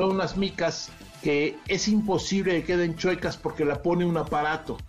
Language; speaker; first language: Spanish; native; Spanish